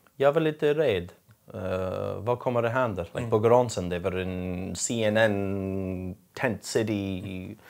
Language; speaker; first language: Swedish; non-native, learner; English